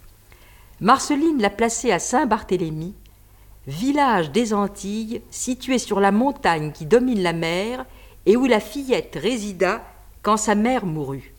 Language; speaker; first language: French; native; French